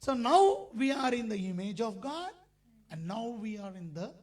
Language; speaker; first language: English; non-native, local second language; Telugu